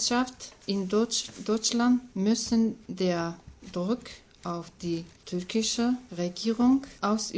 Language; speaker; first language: German; non-native, learner; Kurdish